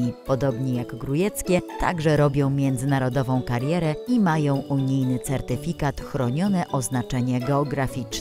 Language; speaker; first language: Polish; native; Polish